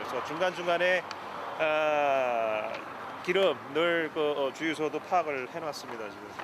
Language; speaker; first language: Korean; native; Korean